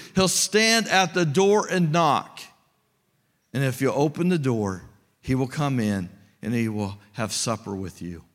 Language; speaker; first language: English; native; English